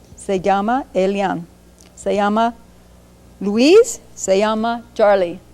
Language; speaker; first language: Spanish; non-native, learner; English